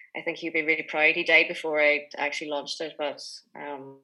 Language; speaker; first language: English; native; English